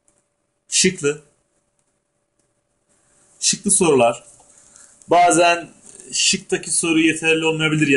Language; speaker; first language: Turkish; native; Turkish